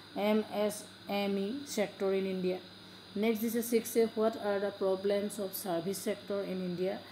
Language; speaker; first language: English; non-native, local second language; Assamese